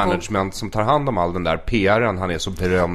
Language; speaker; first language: Swedish; native; Swedish